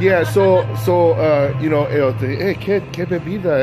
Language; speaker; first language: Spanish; non-native, learner; English